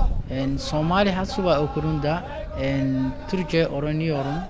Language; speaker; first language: Turkish; non-native, learner; Somali